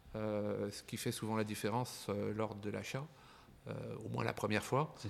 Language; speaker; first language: French; native; French